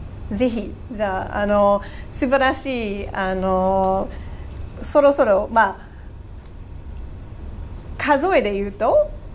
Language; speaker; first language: Japanese; non-native, fluent; English